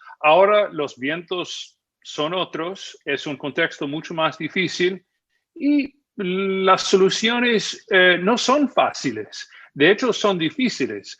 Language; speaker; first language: Spanish; non-native, fluent; English